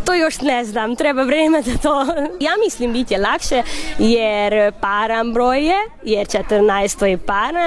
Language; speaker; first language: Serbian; non-native, local second language; Hungarian